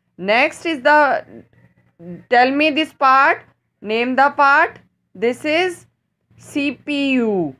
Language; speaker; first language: English; non-native, local second language; Hindi